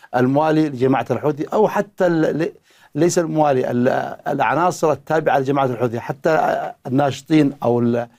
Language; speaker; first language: Arabic; native; Arabic